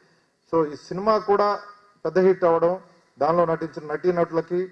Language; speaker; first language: Telugu; native; Telugu